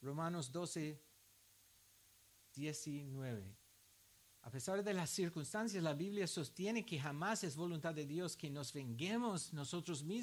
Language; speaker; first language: Spanish; non-native, fluent; English